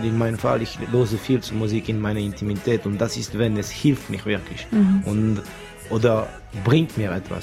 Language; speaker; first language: German; non-native, local second language; French